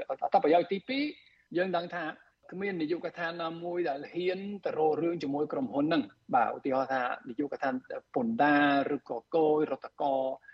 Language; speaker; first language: Khmer; non-native, fluent; Spanish